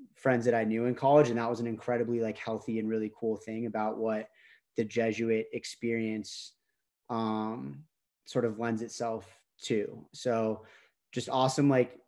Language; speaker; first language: English; native; English